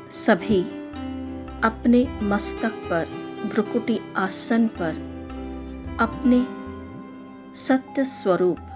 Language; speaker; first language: Hindi; native; Hindi